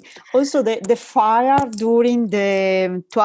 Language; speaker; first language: English; non-native, learner; Italian